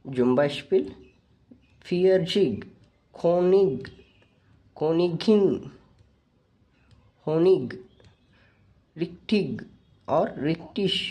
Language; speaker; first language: German; non-native, fluent; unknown